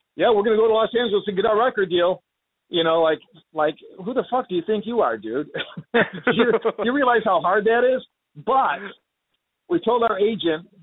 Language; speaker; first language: English; native; English